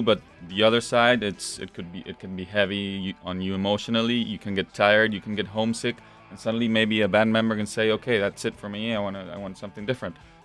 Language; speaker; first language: English; non-native, fluent; Spanish